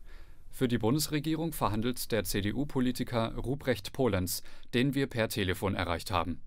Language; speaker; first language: German; native; German